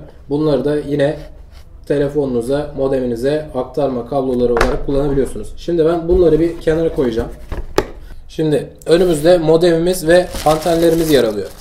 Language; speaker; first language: Turkish; native; Turkish